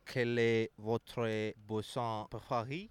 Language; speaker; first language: French; non-native, learner; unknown